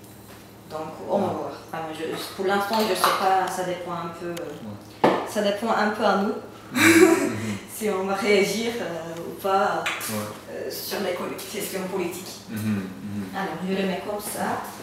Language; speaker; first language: French; non-native, fluent; Turkish